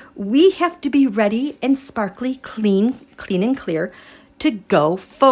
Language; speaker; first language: English; native; English